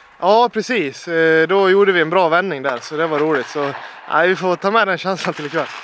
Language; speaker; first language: Swedish; native; Swedish